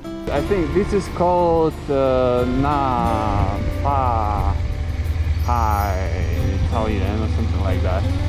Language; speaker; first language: English; non-native, fluent; Russian